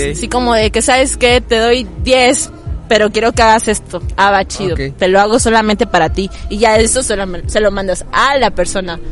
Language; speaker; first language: Spanish; native; Spanish